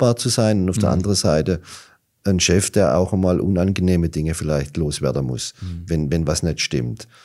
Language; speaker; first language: German; native; German